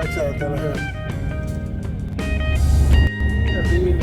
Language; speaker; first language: Swedish; non-native, fluent; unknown